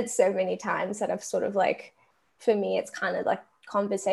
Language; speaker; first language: English; native; English